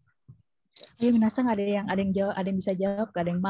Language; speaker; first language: Indonesian; native; Indonesian